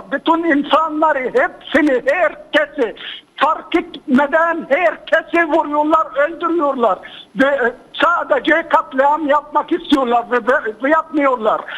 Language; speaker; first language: Turkish; non-native, fluent; Arabic